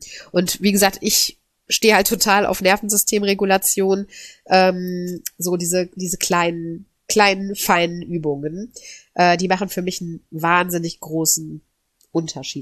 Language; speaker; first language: German; native; German